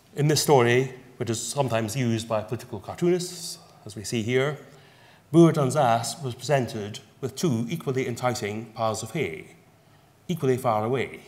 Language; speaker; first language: English; native; English